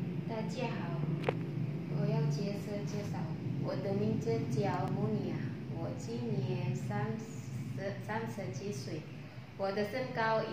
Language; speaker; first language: Chinese; non-native, learner; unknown